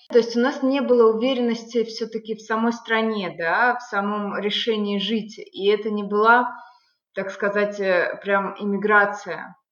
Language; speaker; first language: Russian; native; Russian